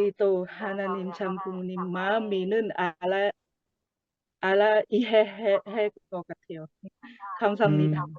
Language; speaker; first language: Korean; non-native, learner; Thai